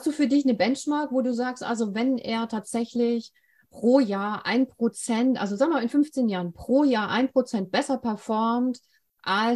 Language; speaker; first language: German; native; German